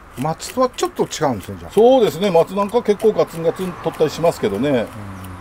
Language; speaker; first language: Japanese; native; Japanese